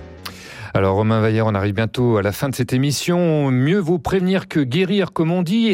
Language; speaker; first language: French; native; French